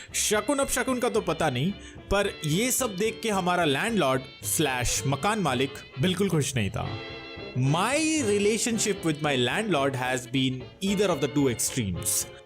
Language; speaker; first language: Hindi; non-native, local second language; Bangla